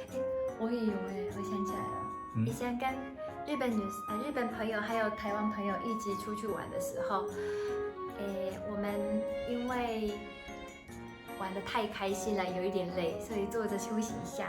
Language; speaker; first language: Chinese; non-native, fluent; Japanese